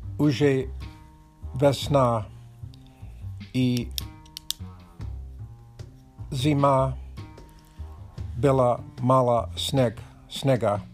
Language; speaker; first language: Russian; non-native, learner; English